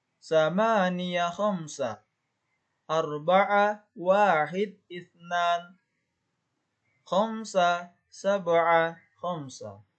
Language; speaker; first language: Arabic; non-native, fluent; Indonesian